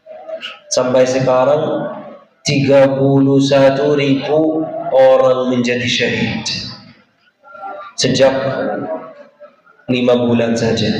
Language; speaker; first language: Indonesian; non-native, fluent; Arabic